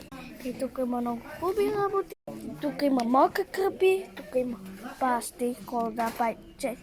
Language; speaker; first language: Bulgarian; early bilingual, heritage; Bulgarian